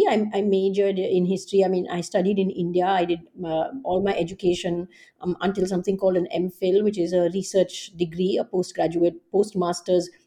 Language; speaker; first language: English; non-native, local second language; Hindi